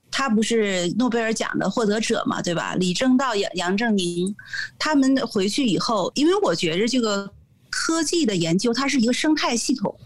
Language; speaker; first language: Chinese; native; Chinese